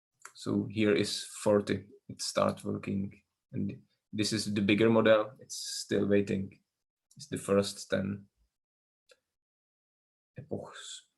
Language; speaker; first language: English; non-native, learner; Czech